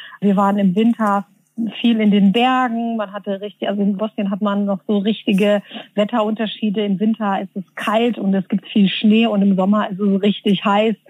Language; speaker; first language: German; early bilingual, other home language; Bosnian